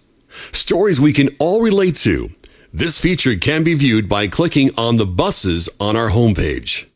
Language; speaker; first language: English; native; English